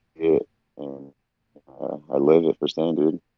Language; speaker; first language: English; native; English